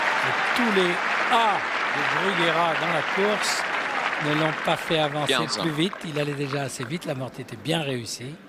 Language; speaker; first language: French; native; French